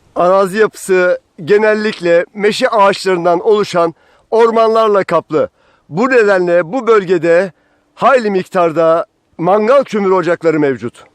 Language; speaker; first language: Turkish; native; Turkish